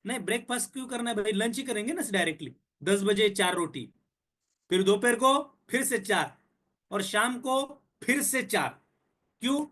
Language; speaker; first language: Hindi; non-native, local second language; Marathi